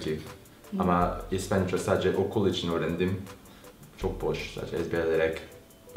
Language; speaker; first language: Turkish; non-native, learner; Korean